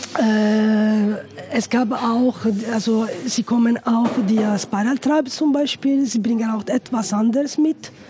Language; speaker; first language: German; non-native, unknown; Italian